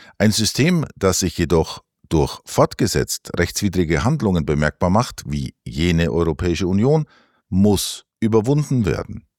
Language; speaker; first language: German; native; German